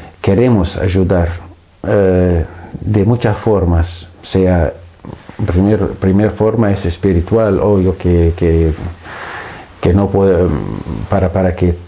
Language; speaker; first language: Spanish; non-native, fluent; Arabic